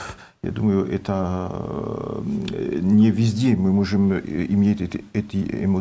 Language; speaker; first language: Russian; non-native, learner; French